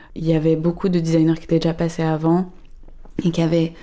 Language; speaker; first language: French; native; French